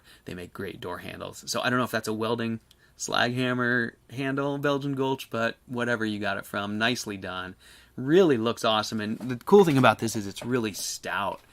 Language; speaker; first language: English; native; English